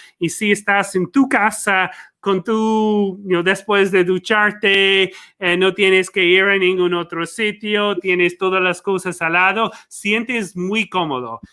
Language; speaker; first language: Spanish; non-native, fluent; English